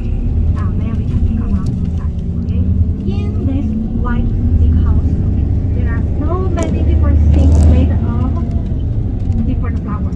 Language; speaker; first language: English; non-native, learner; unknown